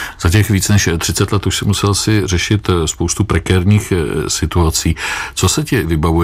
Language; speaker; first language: Czech; native; Czech